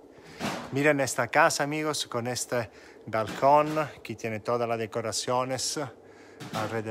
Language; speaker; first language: Spanish; non-native, fluent; Italian